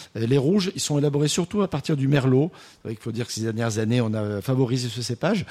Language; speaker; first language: French; native; French